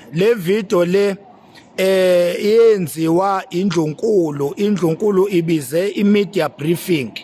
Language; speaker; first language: Zulu; native; Zulu